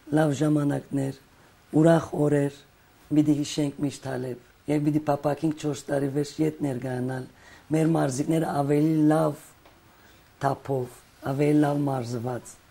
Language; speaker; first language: Armenian; early bilingual, heritage; Armenian